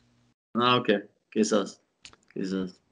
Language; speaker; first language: Spanish; non-native, learner; Swedish